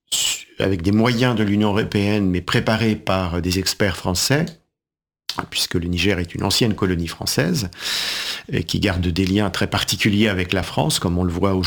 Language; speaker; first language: French; native; French